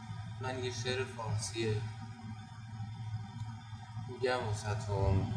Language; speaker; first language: Persian; native; Persian